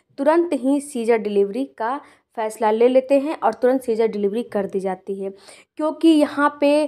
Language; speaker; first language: Hindi; native; Hindi